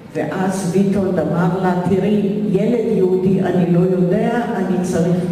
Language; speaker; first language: Hebrew; early bilingual, other home language; Polish